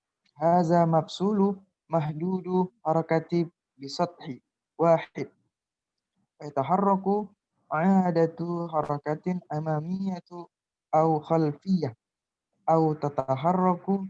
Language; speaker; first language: Arabic; non-native, learner; Indonesian